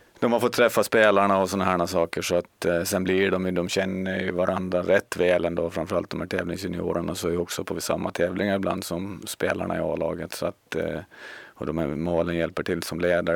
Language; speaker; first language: Swedish; native; Swedish